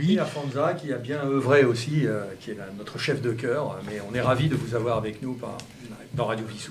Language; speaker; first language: French; native; French